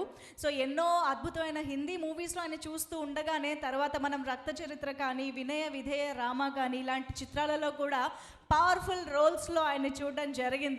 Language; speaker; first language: Telugu; native; Telugu